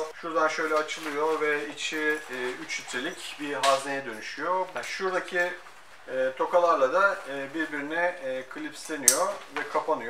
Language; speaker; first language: Turkish; native; Turkish